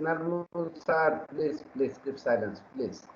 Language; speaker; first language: English; non-native, learner; Bangla